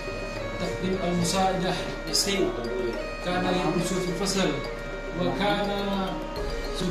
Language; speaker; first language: Arabic; non-native, learner; Indonesian